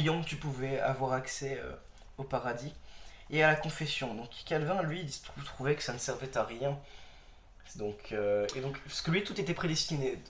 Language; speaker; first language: French; native; French